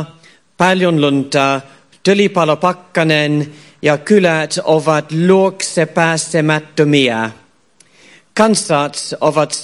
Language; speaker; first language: Finnish; non-native, fluent; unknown